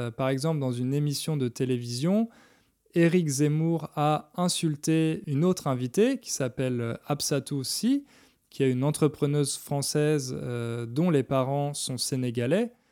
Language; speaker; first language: French; native; French